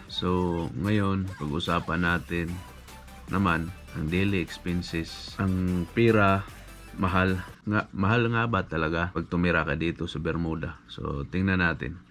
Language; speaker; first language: Filipino; non-native, local second language; Cebuano